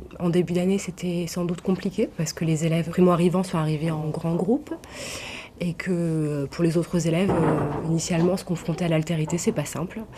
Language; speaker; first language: French; native; French